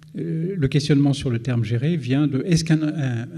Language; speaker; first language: French; native; French